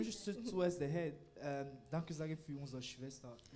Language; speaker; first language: German; non-native, learner; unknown